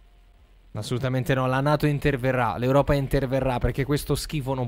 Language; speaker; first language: Italian; native; Italian